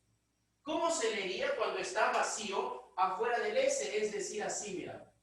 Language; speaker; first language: Spanish; native; Spanish